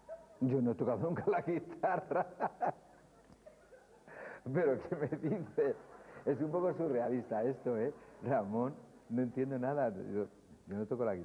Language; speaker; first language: Spanish; native; Spanish